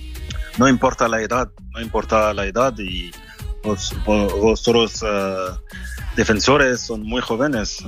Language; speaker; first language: Spanish; non-native, fluent; French